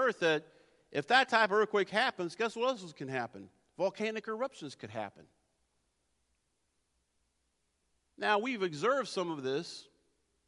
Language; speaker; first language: English; native; English